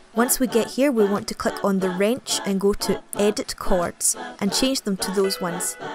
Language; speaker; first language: English; native; English